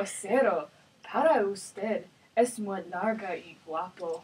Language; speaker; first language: Spanish; non-native, learner; English